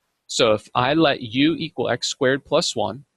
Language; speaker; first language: English; native; English